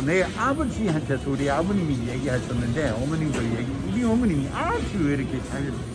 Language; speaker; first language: Korean; non-native, fluent; English